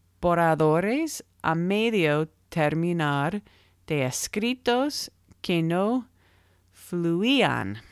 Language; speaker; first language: Spanish; non-native, learner; English